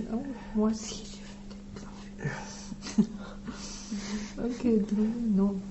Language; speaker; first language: French; non-native, fluent; German